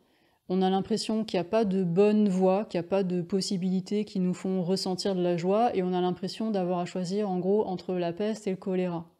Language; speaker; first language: French; native; French